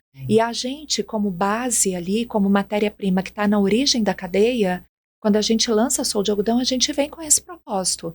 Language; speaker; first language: Portuguese; native; Portuguese